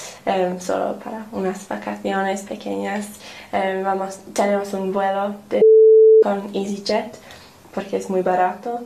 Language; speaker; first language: Spanish; non-native, learner; English